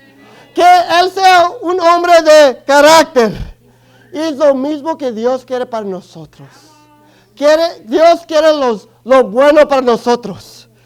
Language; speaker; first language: Spanish; early bilingual, other home language; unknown